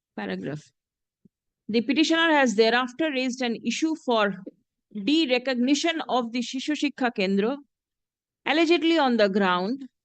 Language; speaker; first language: English; non-native, local second language; Bangla